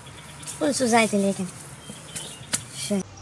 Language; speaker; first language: German; non-native, learner; Russian